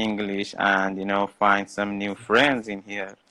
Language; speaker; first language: English; non-native, learner; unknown